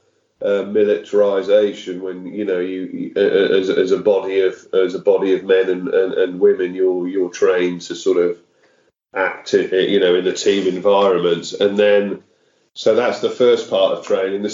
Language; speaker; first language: English; native; English